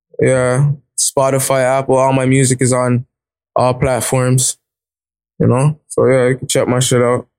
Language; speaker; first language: English; native; English